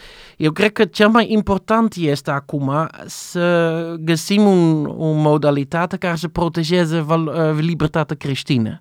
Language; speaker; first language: Romanian; non-native, learner; Dutch